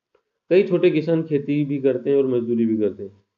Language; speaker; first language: Hindi; native; Hindi